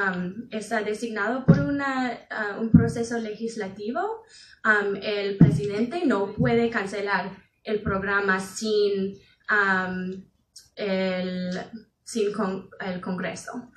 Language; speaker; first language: Spanish; non-native, fluent; English